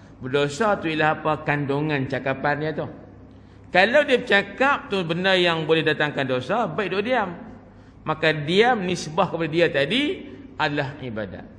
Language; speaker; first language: Malay; native; Malay